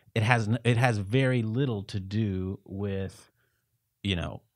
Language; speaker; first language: English; native; English